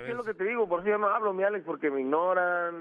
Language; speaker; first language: Spanish; native; Spanish